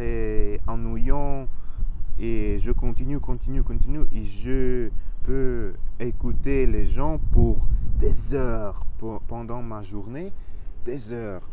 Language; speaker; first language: French; non-native, learner; Russian